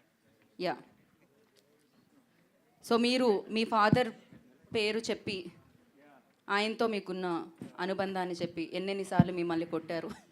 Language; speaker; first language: Telugu; native; Telugu